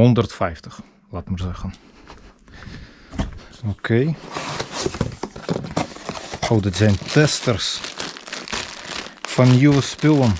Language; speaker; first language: Dutch; non-native, fluent; Russian